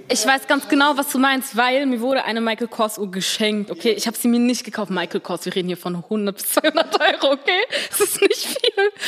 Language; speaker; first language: German; early bilingual, other home language; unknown